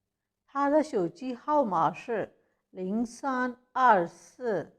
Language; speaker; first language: Chinese; non-native, fluent; Urdu